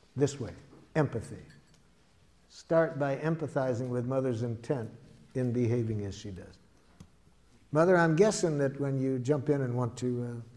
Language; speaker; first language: English; native; English